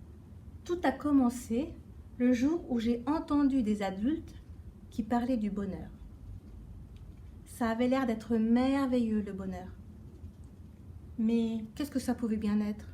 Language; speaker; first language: French; native; French